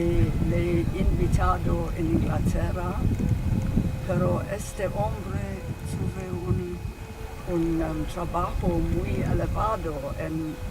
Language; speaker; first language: Spanish; non-native, fluent; English